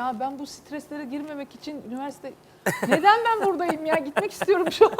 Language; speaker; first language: Turkish; native; Turkish